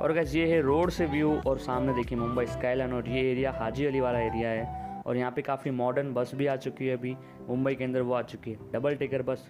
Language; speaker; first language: Hindi; native; Hindi